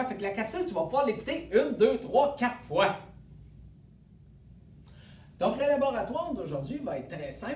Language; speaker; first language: French; native; French